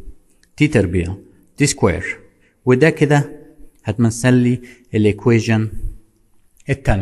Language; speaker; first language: Arabic; native; Arabic